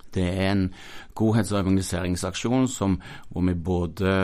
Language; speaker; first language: Norwegian; native; Norwegian